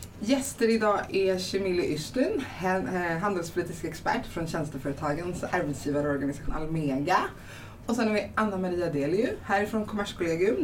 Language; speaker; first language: Swedish; native; Swedish